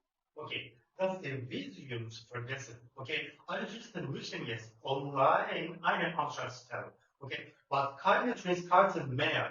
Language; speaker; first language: German; non-native, learner; Turkish